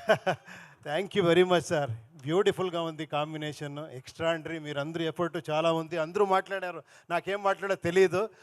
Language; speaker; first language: Telugu; non-native, local second language; Kannada